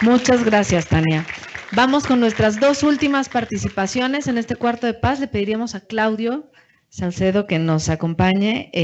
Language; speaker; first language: Spanish; native; Spanish